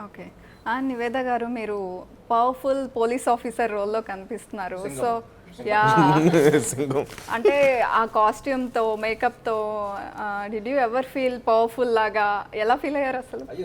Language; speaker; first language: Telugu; native; Telugu